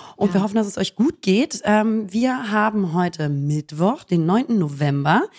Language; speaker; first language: German; native; German